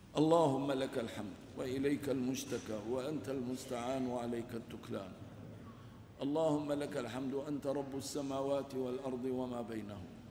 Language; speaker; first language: Arabic; non-native, local second language; Kurdish